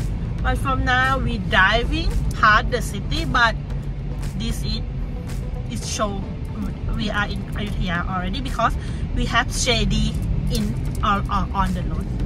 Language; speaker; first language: English; non-native, learner; Thai